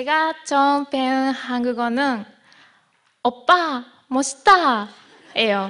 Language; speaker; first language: Korean; non-native, learner; Japanese